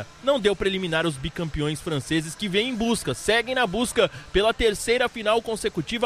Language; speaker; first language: Portuguese; native; Portuguese